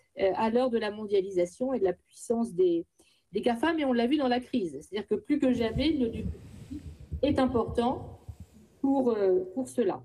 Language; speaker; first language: French; native; French